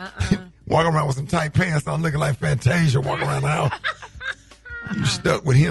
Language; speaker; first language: English; native; English